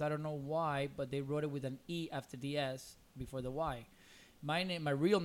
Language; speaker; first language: English; non-native, fluent; Spanish